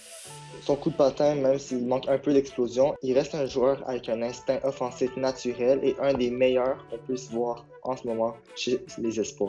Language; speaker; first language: French; native; French